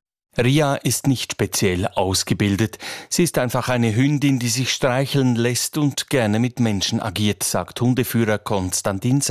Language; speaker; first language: German; native; German